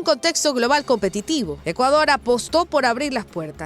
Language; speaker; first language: Spanish; native; Spanish